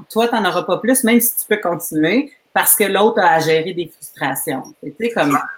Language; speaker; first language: French; native; French